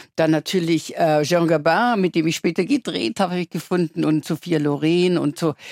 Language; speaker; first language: German; native; German